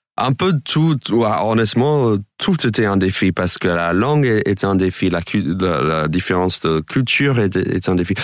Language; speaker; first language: French; non-native, fluent; English